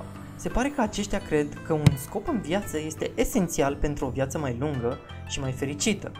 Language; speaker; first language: Romanian; native; Romanian